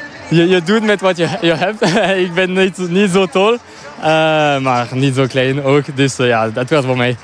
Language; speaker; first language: Dutch; non-native, local second language; French